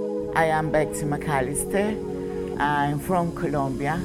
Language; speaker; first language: English; non-native, learner; Spanish